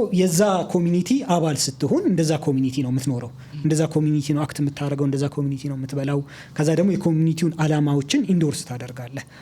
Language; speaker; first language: Amharic; native; Amharic